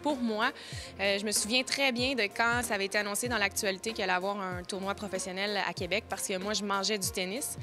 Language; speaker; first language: French; native; French